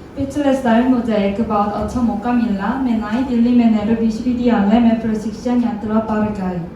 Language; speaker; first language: Hindi; non-native, learner; Korean